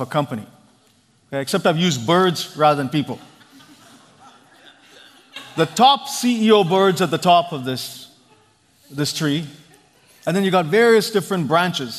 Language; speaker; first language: English; non-native, local second language; Malayalam